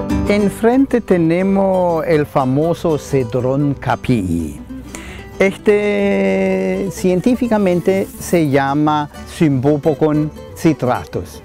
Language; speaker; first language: Spanish; non-native, fluent; German